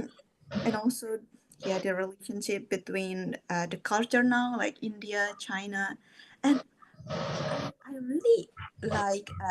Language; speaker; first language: English; non-native, fluent; Indonesian